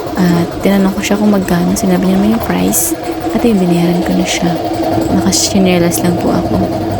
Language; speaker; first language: Filipino; native; Filipino